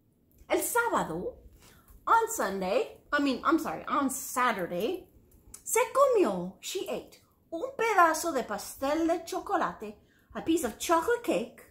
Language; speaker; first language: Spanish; non-native, fluent; English